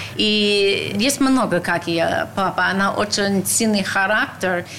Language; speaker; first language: Russian; non-native, learner; English